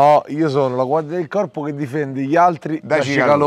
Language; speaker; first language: Italian; native; Italian